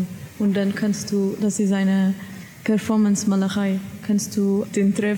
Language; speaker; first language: German; non-native, learner; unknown